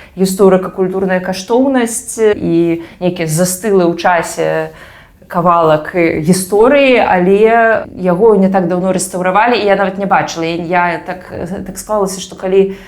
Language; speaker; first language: Belarusian; native; Belarusian